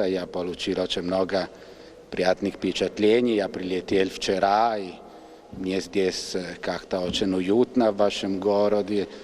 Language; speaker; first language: Russian; non-native, fluent; Italian